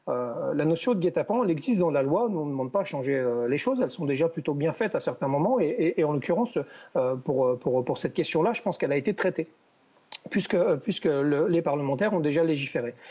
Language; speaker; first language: French; native; French